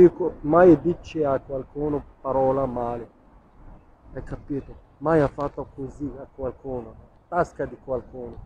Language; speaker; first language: Italian; non-native, learner; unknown